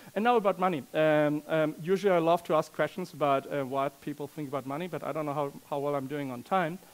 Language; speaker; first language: English; non-native, fluent; German